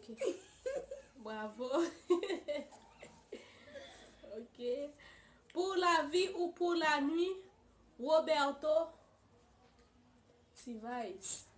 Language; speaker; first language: French; non-native, learner; Haitian Creole